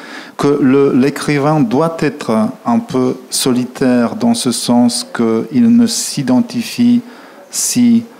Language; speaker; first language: French; non-native, fluent; Polish